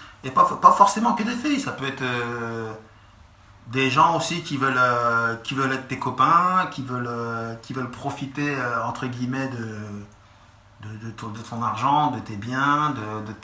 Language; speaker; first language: French; native; French